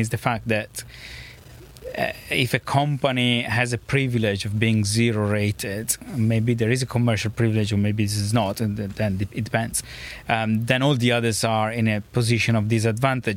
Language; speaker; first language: English; non-native, fluent; Italian